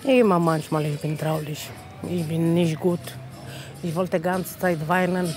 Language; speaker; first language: German; non-native, learner; Polish